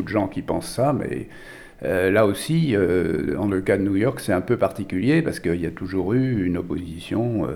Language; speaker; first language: French; native; French